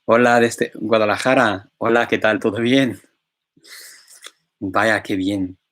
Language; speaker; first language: Spanish; non-native, fluent; English